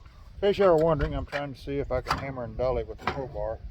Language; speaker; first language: English; native; English